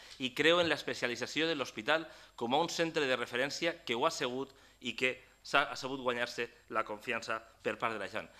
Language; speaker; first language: Catalan; native; Catalan